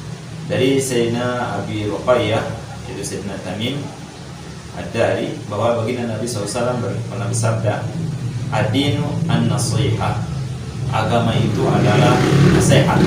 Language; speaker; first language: Indonesian; native; Indonesian